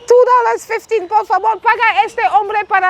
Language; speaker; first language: Spanish; non-native, learner; English